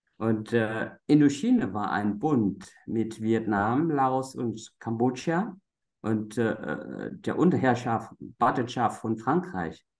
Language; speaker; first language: German; non-native, fluent; Vietnamese